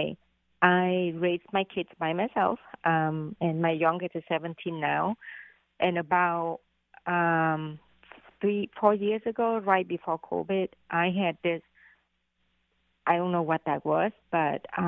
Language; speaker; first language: English; non-native, fluent; Vietnamese